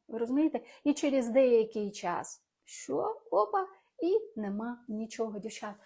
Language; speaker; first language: Ukrainian; non-native, local second language; Russian